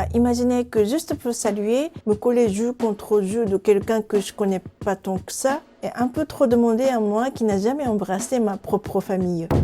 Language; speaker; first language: French; non-native, fluent; Japanese